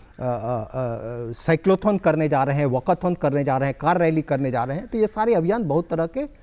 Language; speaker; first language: Hindi; native; Hindi